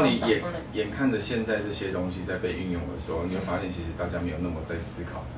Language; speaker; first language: Chinese; native; Chinese